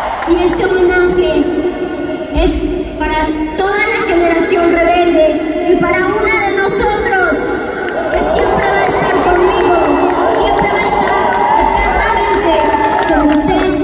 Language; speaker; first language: Spanish; non-native, fluent; Portuguese